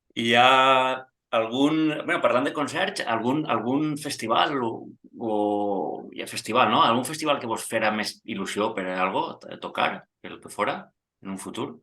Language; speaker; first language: Catalan; native; Catalan